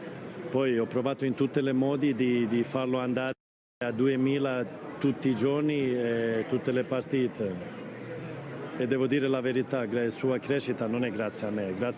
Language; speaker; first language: Italian; non-native, fluent; Swedish